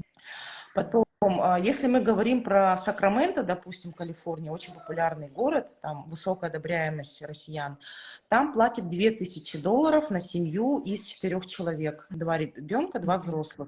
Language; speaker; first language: Russian; native; Russian